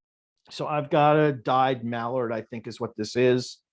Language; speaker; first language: English; native; English